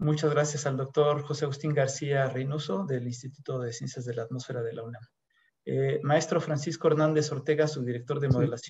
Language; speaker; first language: Spanish; native; Spanish